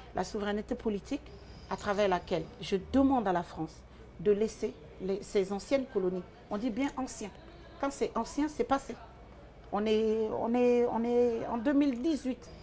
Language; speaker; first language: French; early bilingual, other home language; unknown